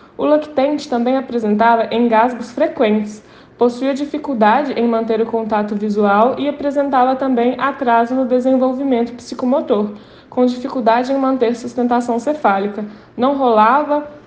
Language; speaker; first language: Portuguese; native; Portuguese